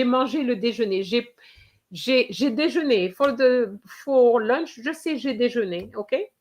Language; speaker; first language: French; non-native, fluent; English